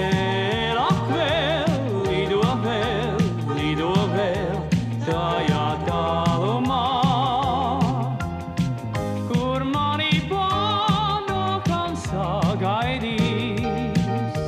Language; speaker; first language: Latvian; native; Latvian